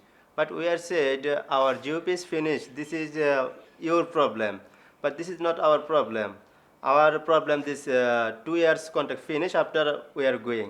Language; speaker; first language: English; non-native, learner; Bangla